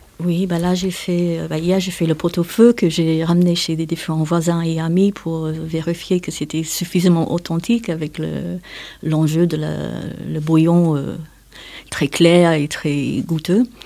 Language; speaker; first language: French; non-native, fluent; English